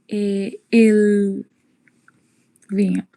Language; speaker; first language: French; non-native, learner; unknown